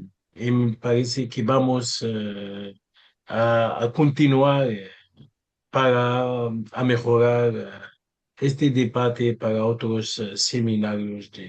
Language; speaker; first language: Spanish; non-native, learner; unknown